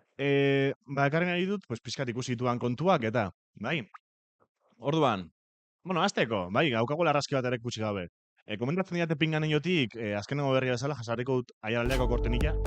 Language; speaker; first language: Basque; non-native, local second language; Spanish